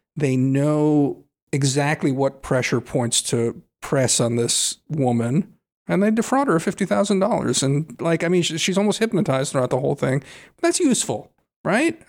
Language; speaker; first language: English; native; English